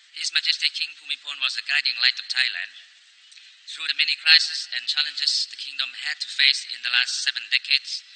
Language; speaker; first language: English; non-native, fluent; Thai